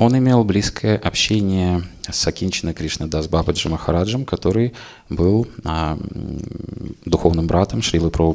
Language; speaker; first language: Russian; native; Russian